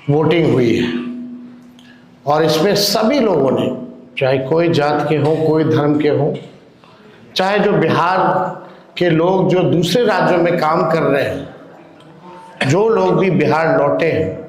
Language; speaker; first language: Hindi; native; Hindi